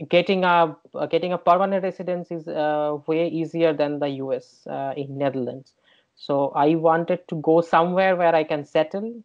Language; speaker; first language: English; non-native, local second language; Bangla